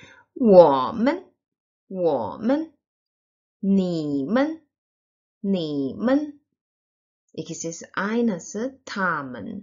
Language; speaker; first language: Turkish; non-native, learner; Chinese